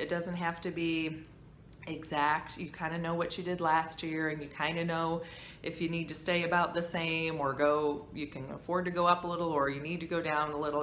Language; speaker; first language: English; native; English